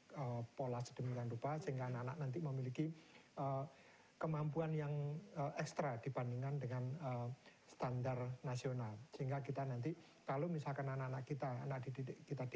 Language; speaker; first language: Indonesian; native; Indonesian